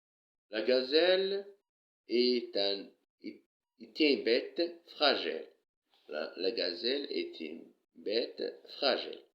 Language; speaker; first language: French; non-native, local second language; Arabic